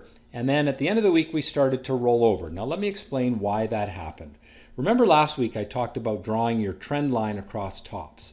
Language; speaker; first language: English; native; English